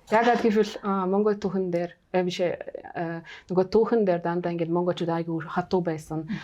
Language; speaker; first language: Mongolian; non-native, fluent; Hungarian